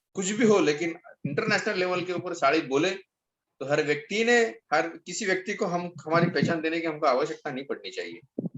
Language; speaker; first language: Hindi; non-native, local second language; Marathi